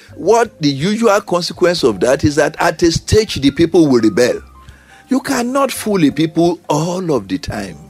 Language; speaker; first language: English; non-native, local second language; Yoruba